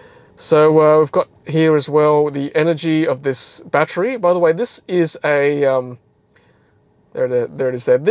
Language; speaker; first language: English; native; English